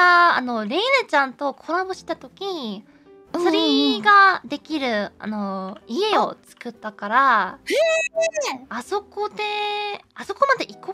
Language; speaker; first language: Japanese; non-native, learner; English